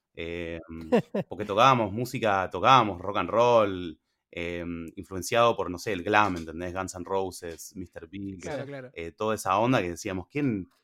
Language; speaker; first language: Spanish; early bilingual, other home language; English